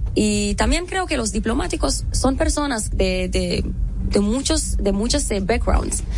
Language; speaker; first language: Spanish; non-native, fluent; Hebrew